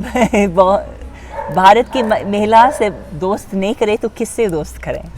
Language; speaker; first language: Hindi; non-native, fluent; English